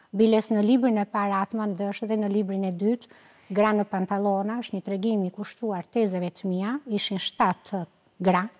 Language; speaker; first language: Albanian; native; Albanian